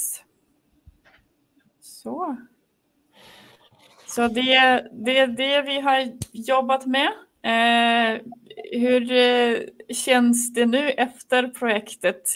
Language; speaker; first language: Swedish; non-native, fluent; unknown